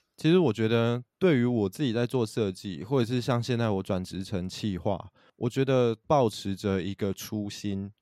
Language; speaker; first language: Chinese; native; Chinese